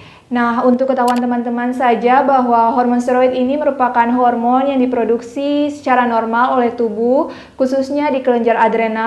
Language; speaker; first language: Indonesian; native; Indonesian